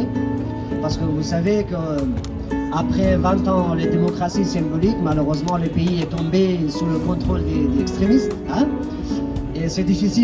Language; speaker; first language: French; non-native, fluent; Persian